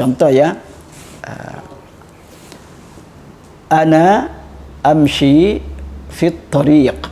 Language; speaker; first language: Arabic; non-native, fluent; Indonesian